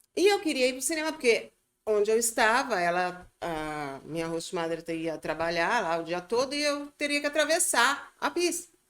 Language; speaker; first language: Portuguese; native; Portuguese